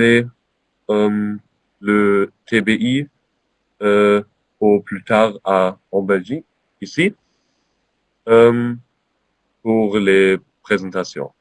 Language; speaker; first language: French; non-native, learner; Finnish